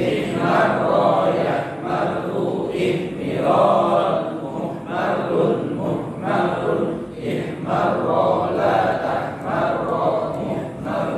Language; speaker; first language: Arabic; non-native, learner; Indonesian